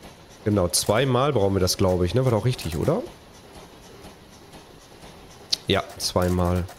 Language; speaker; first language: German; native; German